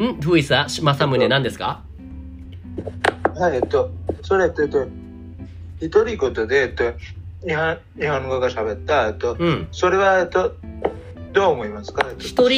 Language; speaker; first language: Japanese; non-native, learner; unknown